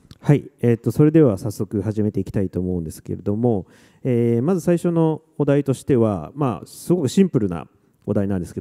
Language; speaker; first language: Japanese; native; Japanese